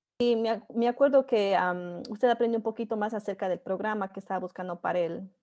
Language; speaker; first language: Spanish; native; Spanish